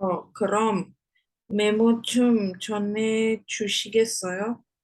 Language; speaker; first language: Korean; non-native, learner; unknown